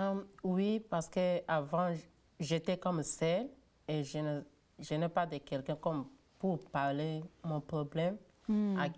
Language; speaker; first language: French; non-native, learner; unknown